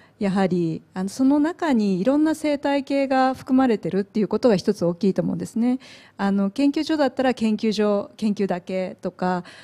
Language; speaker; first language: Japanese; native; Japanese